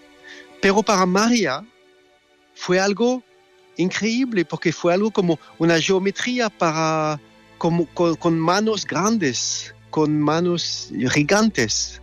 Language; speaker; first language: Spanish; non-native, fluent; French